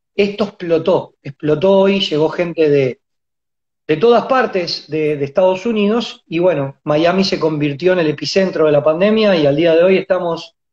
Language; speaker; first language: Spanish; native; Spanish